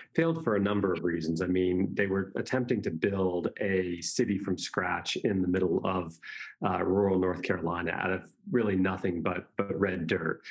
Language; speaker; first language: English; native; English